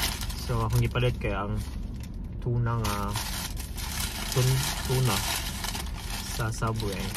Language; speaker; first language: Cebuano; non-native, local second language; Filipino